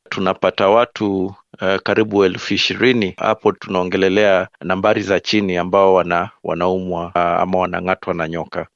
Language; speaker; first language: Swahili; non-native, local second language; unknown